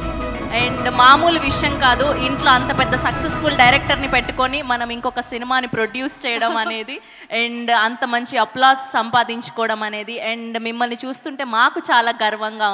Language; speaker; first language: Telugu; native; Telugu